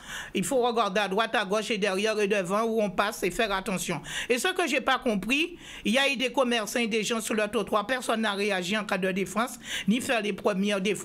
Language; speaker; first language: French; non-native, local second language; Guadeloupean Creole French